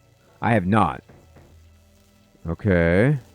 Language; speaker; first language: English; native; English